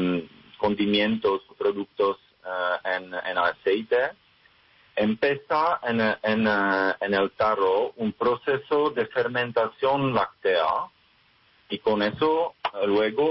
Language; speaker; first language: Spanish; non-native, fluent; Czech